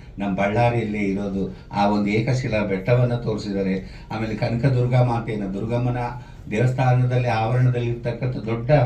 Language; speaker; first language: Kannada; native; Kannada